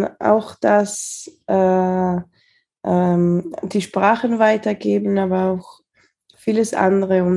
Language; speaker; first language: German; early bilingual, heritage; Spanish